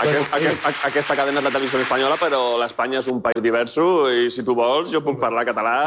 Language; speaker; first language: Catalan; non-native, local second language; Spanish